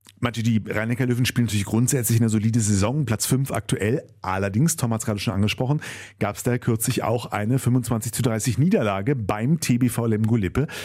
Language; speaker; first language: German; native; German